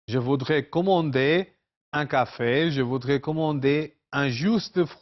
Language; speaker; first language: French; non-native, fluent; Urdu